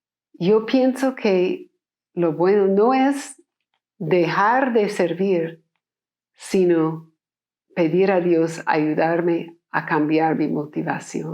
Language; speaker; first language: Spanish; non-native, fluent; English